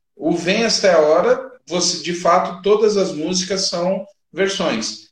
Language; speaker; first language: Portuguese; native; Portuguese